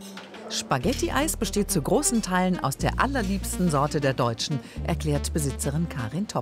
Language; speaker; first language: German; native; German